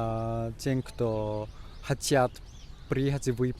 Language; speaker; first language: Russian; non-native, fluent; Japanese